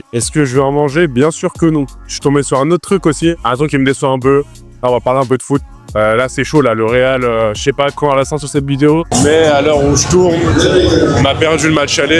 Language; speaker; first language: French; native; French